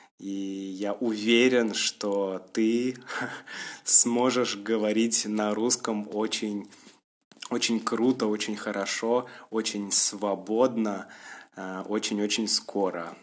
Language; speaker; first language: Russian; non-native, learner; English